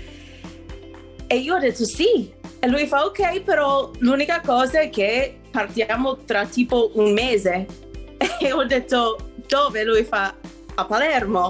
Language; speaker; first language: Italian; non-native, fluent; English